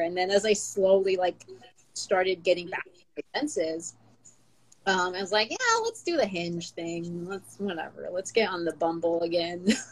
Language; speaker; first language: English; non-native, local second language; Filipino